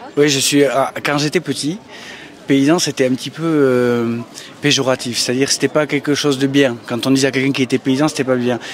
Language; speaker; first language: French; native; French